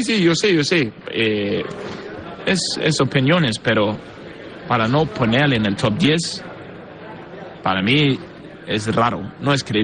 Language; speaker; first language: Spanish; non-native, fluent; Portuguese